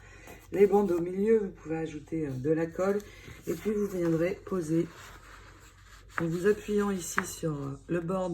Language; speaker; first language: French; native; French